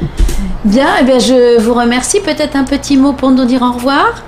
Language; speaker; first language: French; native; French